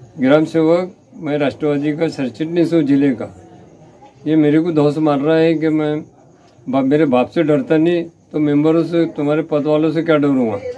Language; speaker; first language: Hindi; non-native, local second language; Marathi